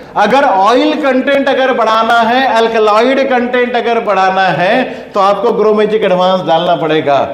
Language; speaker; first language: Hindi; non-native, local second language; Kannada